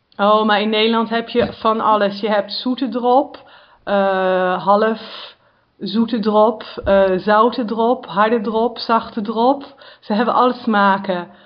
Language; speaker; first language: Dutch; native; Dutch